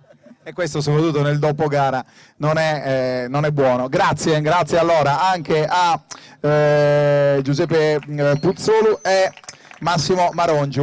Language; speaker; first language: Italian; native; Italian